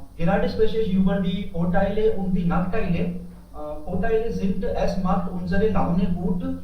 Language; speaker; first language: German; non-native, learner; Hindi